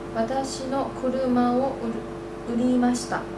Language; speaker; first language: Japanese; non-native, learner; English